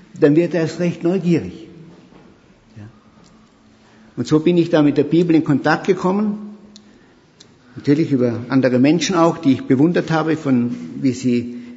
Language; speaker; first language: German; native; German